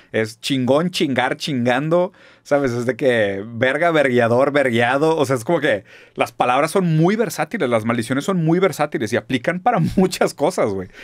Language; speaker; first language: Spanish; non-native, fluent; German